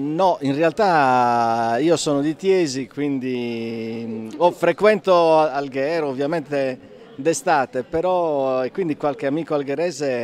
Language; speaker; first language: Italian; non-native, local second language; Sardinian